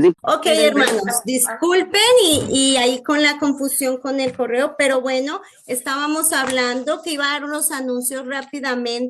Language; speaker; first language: Spanish; native; Spanish